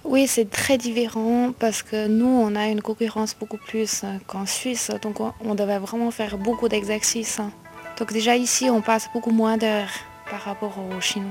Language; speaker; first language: French; non-native, fluent; Chinese